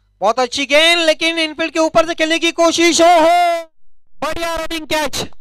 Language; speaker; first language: Hindi; non-native, local second language; Marathi